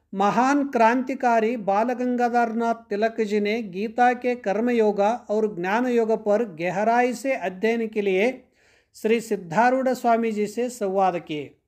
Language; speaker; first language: Hindi; non-native, local second language; Kannada